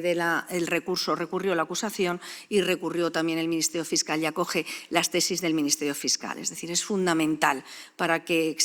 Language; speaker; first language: Spanish; native; Spanish